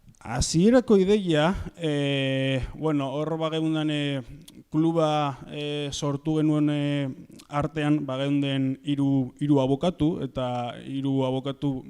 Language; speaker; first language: Basque; native; Basque